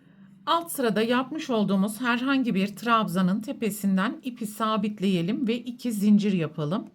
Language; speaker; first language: Turkish; native; Turkish